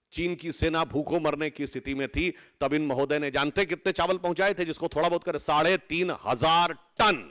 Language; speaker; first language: Hindi; native; Hindi